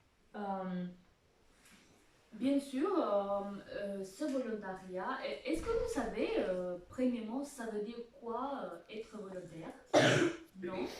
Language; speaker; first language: French; non-native, fluent; Albanian